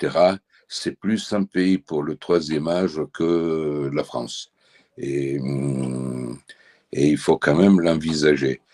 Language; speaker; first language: French; early bilingual, heritage; French